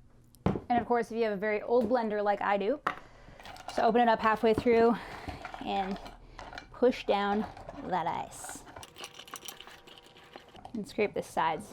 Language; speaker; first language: English; native; English